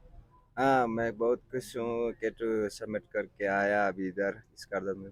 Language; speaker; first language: Hindi; non-native, learner; Nepali